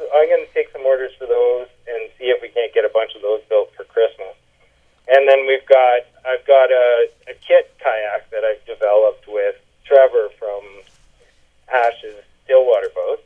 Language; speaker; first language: English; native; English